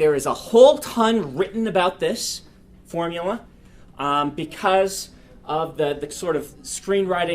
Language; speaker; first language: English; native; English